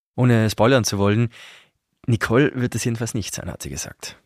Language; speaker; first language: German; native; German